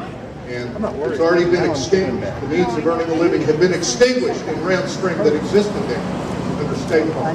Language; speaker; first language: English; native; English